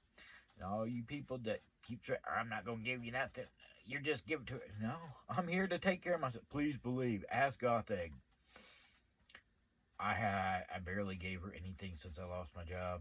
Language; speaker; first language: English; native; English